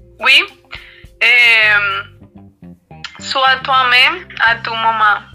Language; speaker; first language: French; non-native, learner; Spanish